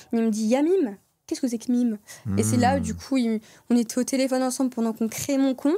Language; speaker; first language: French; native; French